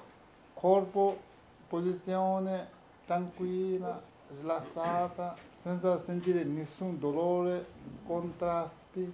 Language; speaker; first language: Italian; non-native, learner; Tibetan